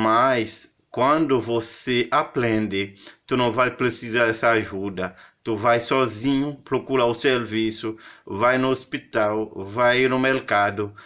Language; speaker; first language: Portuguese; non-native, fluent; Haitian Creole